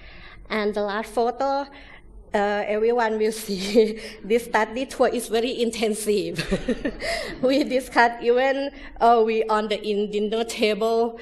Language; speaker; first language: English; non-native, learner; Thai